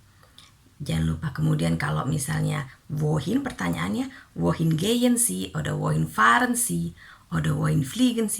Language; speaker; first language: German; non-native, fluent; Indonesian